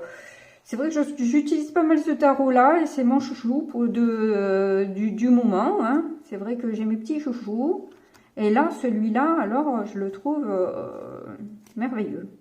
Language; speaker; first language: French; native; French